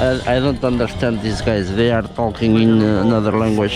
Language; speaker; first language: English; non-native, learner; Portuguese